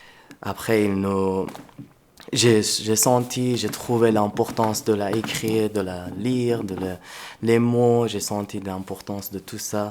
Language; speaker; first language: French; non-native, fluent; Persian